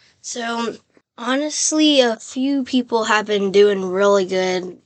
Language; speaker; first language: English; native; English